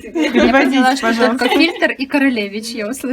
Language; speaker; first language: Russian; native; Russian